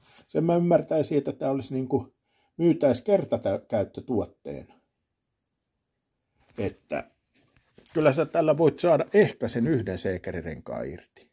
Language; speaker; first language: Finnish; native; Finnish